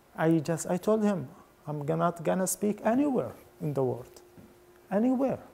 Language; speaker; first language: English; non-native, fluent; Arabic